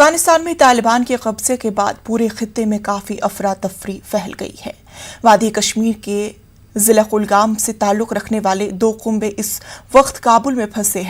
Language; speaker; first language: Hindi; native; Hindi